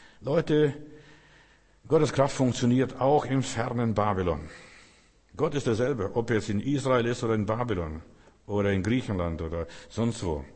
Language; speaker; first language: German; early bilingual, other home language; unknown